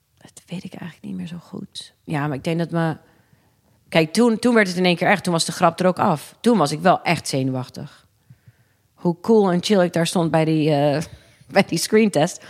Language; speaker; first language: Dutch; early bilingual, other home language; English